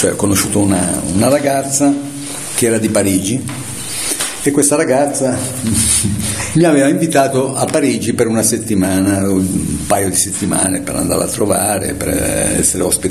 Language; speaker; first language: Italian; native; Italian